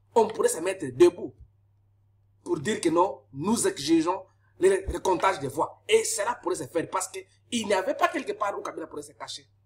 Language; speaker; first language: French; non-native, local second language; Lingala